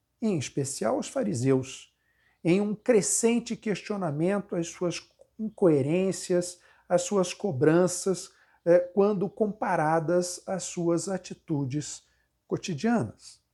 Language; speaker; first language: Portuguese; native; Portuguese